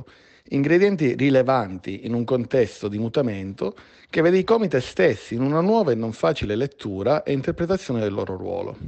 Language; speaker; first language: Italian; native; Italian